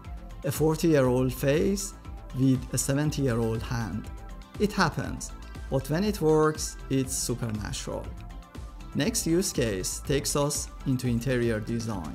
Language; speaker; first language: English; non-native, fluent; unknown